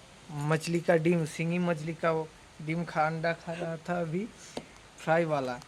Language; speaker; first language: Hindi; non-native, local second language; Bangla